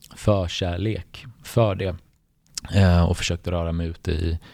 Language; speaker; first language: Swedish; early bilingual, other home language; Bosnian